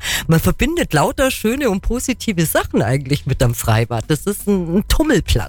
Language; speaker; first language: German; native; German